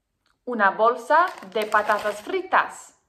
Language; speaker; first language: Spanish; non-native, fluent; English